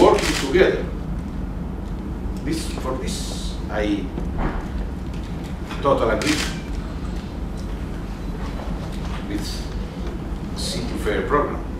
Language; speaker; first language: English; non-native, learner; Italian